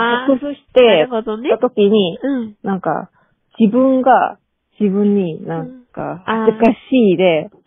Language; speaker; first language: Japanese; non-native, learner; Korean